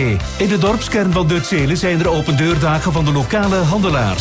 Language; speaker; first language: Dutch; native; Dutch